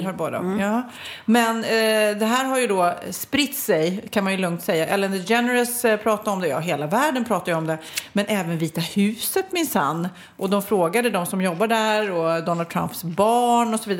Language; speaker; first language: Swedish; native; Swedish